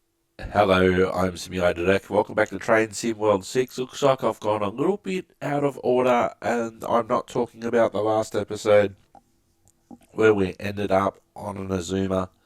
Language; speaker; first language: English; native; English